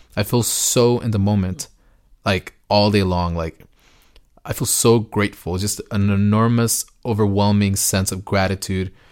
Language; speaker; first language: English; early bilingual, other home language; Spanish